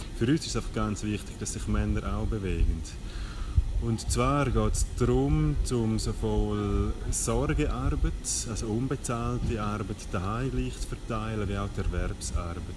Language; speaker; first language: German; native; German